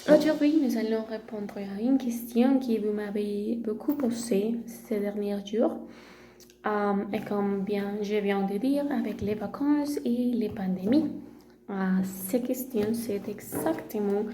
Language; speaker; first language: French; non-native, learner; Spanish